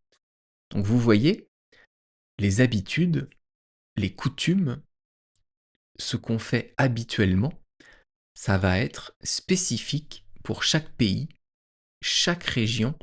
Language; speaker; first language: French; native; French